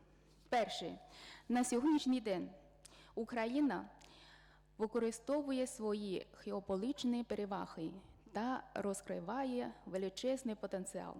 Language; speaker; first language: Ukrainian; non-native, fluent; Chinese